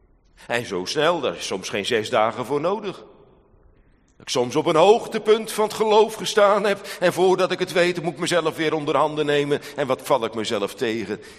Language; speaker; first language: Dutch; native; Dutch